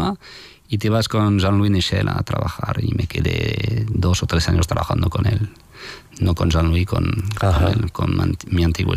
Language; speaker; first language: Spanish; non-native, fluent; French